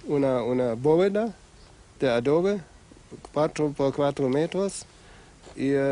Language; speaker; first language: Spanish; non-native, fluent; German